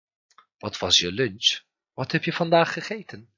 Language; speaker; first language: Dutch; non-native, fluent; Turkish